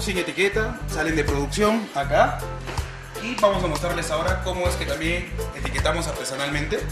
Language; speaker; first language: Spanish; native; Spanish